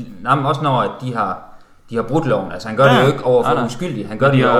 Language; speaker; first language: Danish; native; Danish